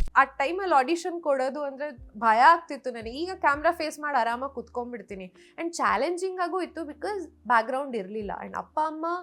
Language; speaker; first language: Kannada; non-native, local second language; Rajasthani